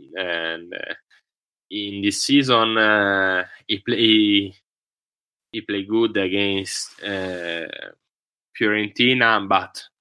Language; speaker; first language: English; non-native, learner; Italian